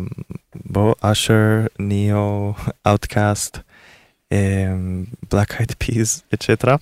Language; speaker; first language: Italian; early bilingual, other home language; Korean